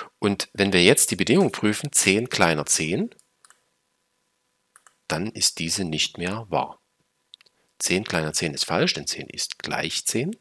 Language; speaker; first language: German; native; German